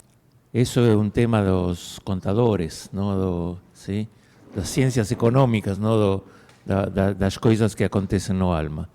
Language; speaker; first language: Portuguese; non-native, fluent; Spanish